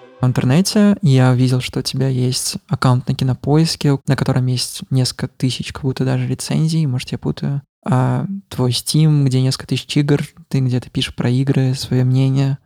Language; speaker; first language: Russian; native; Russian